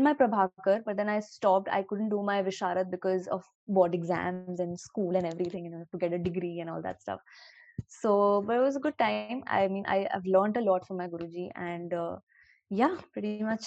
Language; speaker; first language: English; non-native, local second language; Hindi